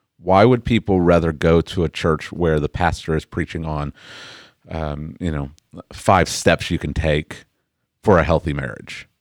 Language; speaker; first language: English; native; English